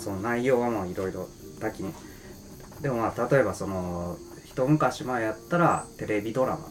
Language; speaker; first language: Japanese; native; Japanese